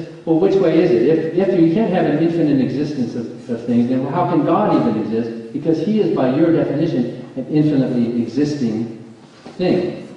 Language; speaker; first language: English; native; English